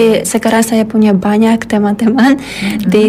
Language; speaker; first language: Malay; non-native, learner; Uzbek